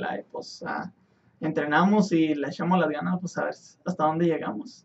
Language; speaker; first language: Spanish; native; Spanish